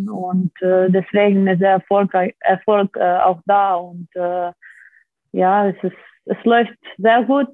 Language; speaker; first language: German; non-native, fluent; Slovenian